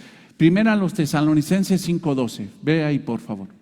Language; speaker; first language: Spanish; native; Spanish